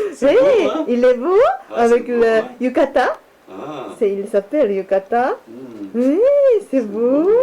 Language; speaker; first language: French; non-native, learner; Japanese